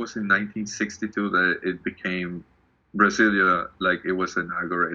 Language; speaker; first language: English; non-native, fluent; Spanish